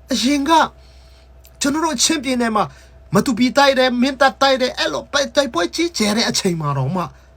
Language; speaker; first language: Burmese; non-native, local second language; Hakha Chin